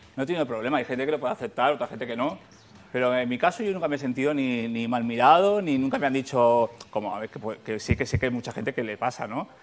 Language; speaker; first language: Spanish; native; Spanish